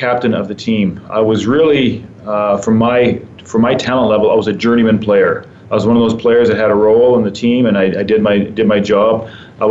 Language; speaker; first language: English; native; English